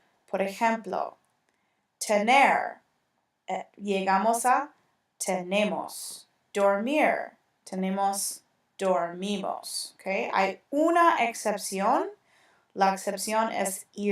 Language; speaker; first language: Spanish; non-native, fluent; English